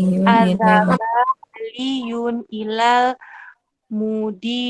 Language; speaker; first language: Arabic; non-native, learner; Indonesian